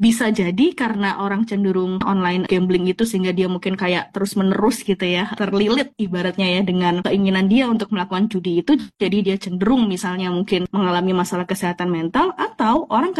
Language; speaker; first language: Indonesian; native; Indonesian